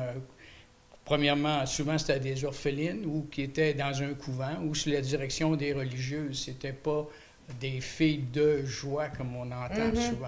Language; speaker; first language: French; native; French